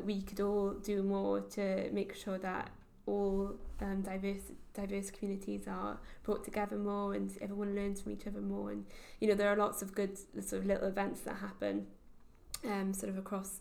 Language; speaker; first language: English; native; English